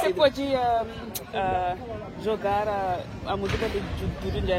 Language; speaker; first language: Portuguese; non-native, learner; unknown